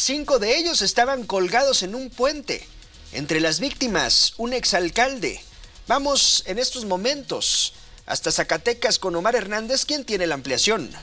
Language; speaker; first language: Spanish; native; Spanish